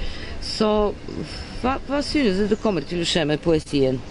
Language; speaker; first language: Norwegian; non-native, fluent; Bulgarian